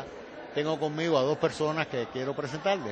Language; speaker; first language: Spanish; native; Spanish